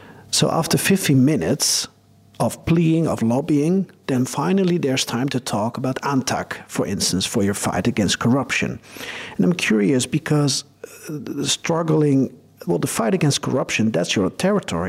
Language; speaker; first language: English; non-native, fluent; Dutch